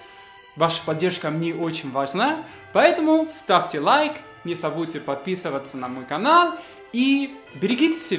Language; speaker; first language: Russian; non-native, fluent; Spanish